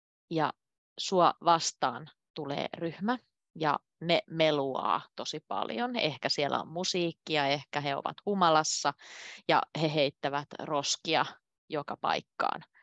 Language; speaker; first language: Finnish; native; Finnish